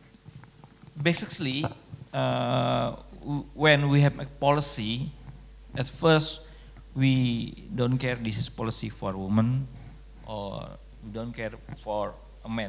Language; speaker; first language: English; non-native, local second language; Indonesian